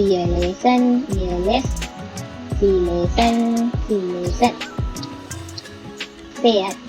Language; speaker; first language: German; non-native, fluent; Sinhala